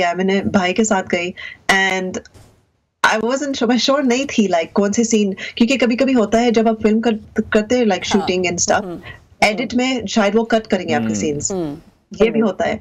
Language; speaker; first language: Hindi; early bilingual, heritage; Hindi